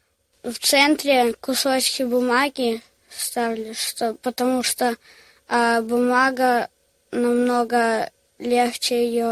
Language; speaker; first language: Russian; early bilingual, heritage; Russian